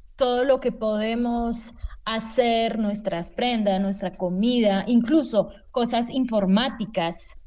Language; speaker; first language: Spanish; non-native, fluent; French